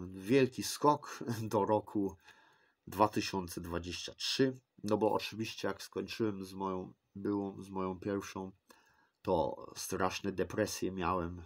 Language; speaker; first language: Polish; early bilingual, heritage; Polish